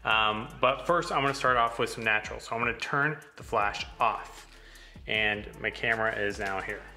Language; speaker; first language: English; native; English